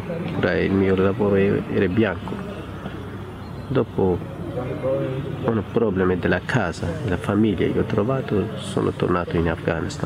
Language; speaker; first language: Italian; non-native, learner; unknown